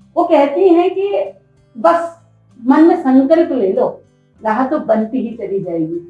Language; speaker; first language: Hindi; native; Hindi